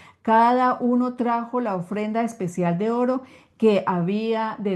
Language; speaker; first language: Spanish; native; Spanish